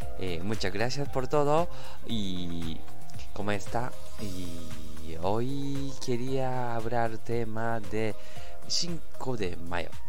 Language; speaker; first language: Spanish; non-native, learner; Japanese